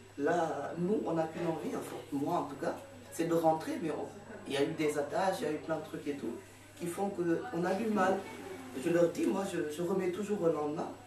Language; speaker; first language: French; non-native, local second language; Fula